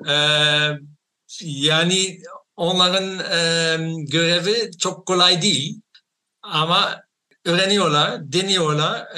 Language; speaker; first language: Turkish; non-native, fluent; Dutch